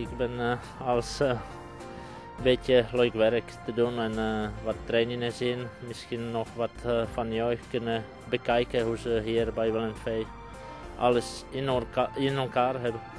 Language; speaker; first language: Dutch; non-native, fluent; Czech